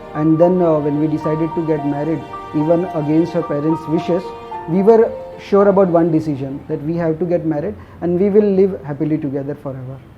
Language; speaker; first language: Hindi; non-native, local second language; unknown